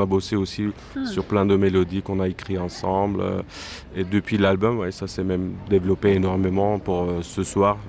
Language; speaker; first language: French; non-native, fluent; Turkish